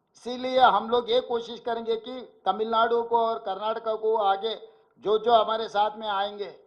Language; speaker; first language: Hindi; non-native, local second language; Telugu